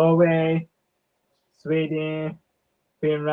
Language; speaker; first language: English; non-native, learner; Japanese